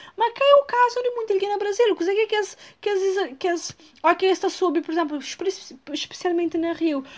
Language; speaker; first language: Portuguese; non-native, local second language; Kabuverdianu